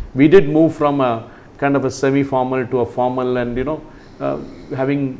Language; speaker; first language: English; non-native, local second language; Malayalam